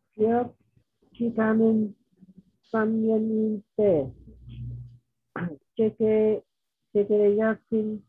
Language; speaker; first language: Korean; non-native, learner; Vietnamese